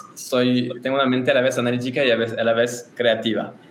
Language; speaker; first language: Spanish; non-native, fluent; French